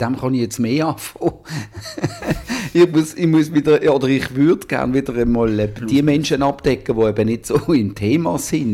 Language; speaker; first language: German; native; German